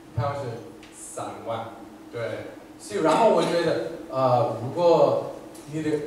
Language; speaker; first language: Chinese; non-native, fluent; English